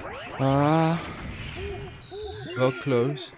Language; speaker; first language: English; non-native, fluent; Dutch